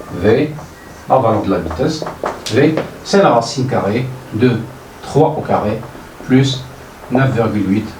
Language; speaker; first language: French; non-native, local second language; Arabic